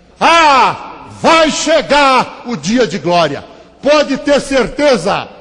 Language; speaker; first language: Portuguese; native; Portuguese